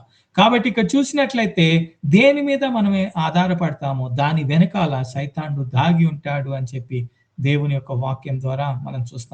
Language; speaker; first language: Telugu; native; Telugu